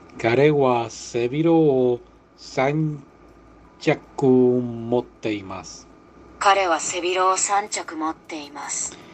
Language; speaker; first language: Japanese; non-native, learner; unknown